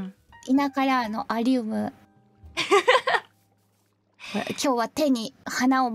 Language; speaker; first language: Japanese; native; Japanese